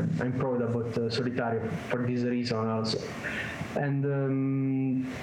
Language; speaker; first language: English; non-native, learner; Italian